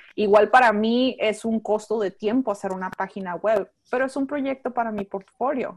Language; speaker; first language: Spanish; native; Spanish